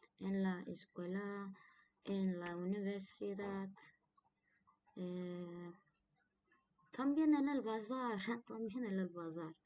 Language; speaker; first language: Spanish; non-native, learner; Turkish